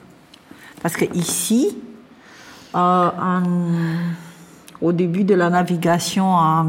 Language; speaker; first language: French; non-native, fluent; Romanian